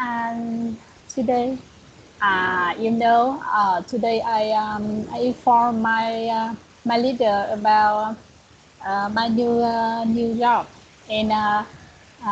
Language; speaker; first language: English; non-native, learner; Vietnamese